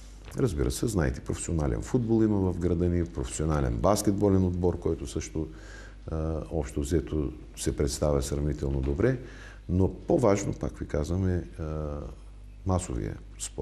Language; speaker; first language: Bulgarian; native; Bulgarian